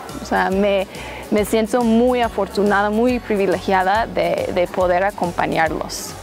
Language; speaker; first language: Spanish; native; Spanish